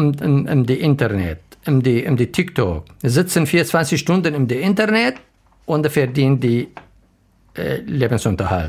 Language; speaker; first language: German; non-native, learner; Arabic